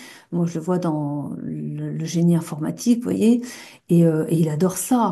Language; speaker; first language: French; native; French